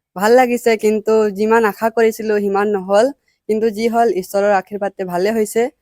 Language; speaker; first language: Assamese; native; Assamese